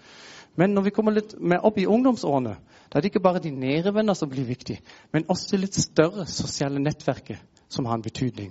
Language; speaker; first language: Norwegian; non-native, fluent; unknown